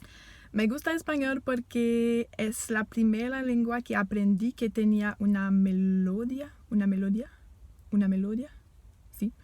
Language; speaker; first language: Spanish; non-native, fluent; French